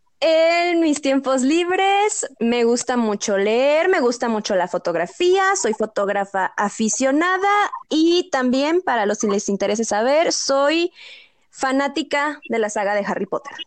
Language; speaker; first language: Spanish; native; Spanish